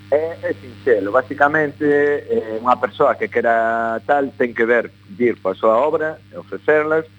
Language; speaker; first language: Galician; non-native, local second language; Spanish